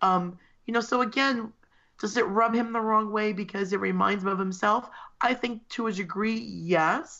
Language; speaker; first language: English; native; English